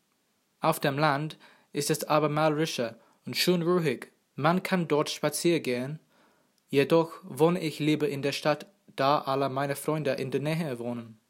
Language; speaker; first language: German; non-native, learner; English